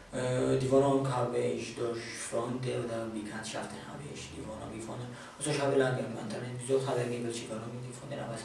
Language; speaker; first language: German; non-native, fluent; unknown